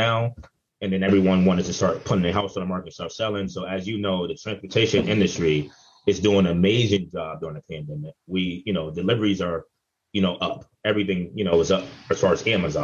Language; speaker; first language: English; native; English